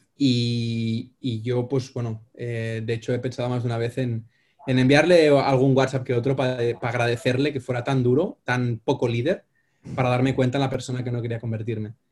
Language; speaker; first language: Spanish; non-native, local second language; Catalan